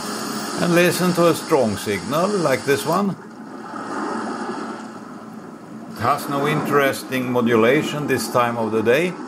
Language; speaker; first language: English; non-native, fluent; Swedish